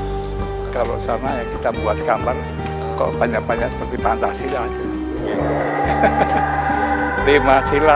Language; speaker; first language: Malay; non-native, local second language; Javanese